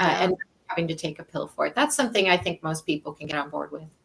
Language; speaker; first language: English; native; English